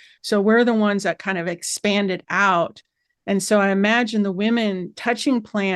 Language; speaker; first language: English; native; English